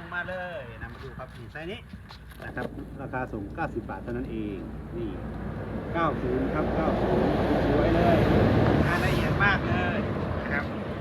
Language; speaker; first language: Thai; native; Thai